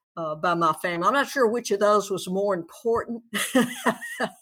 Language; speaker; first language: English; native; English